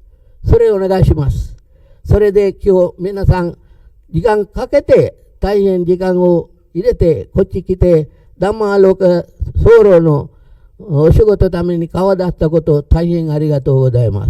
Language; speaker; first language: Japanese; non-native, learner; Sinhala